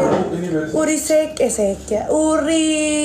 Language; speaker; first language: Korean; non-native, learner; Indonesian